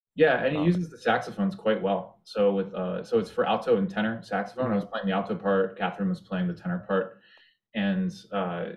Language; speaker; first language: English; native; English